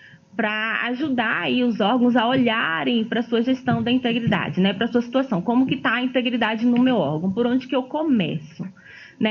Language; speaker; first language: Portuguese; native; Portuguese